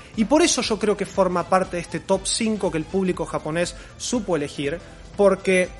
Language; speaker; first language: Spanish; native; Spanish